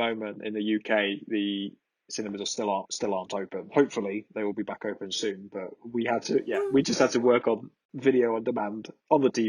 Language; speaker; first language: English; native; English